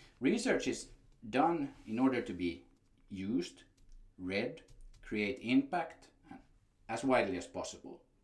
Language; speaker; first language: English; non-native, fluent; Finnish